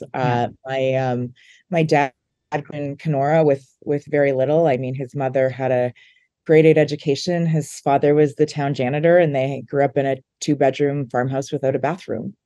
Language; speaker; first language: English; native; English